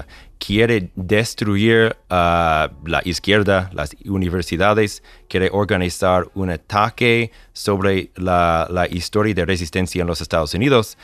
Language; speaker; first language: Spanish; non-native, fluent; English